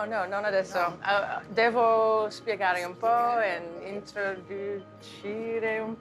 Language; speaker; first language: Italian; non-native, learner; English